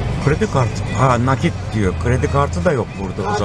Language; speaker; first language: Turkish; native; Turkish